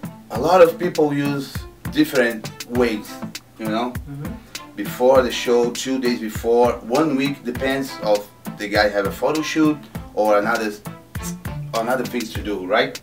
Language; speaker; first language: English; non-native, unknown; Portuguese